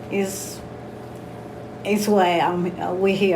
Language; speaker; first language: English; non-native, learner; Spanish